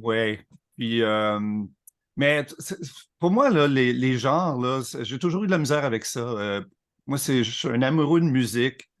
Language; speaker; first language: French; native; French